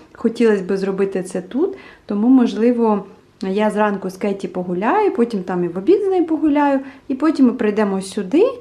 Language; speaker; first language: Ukrainian; native; Ukrainian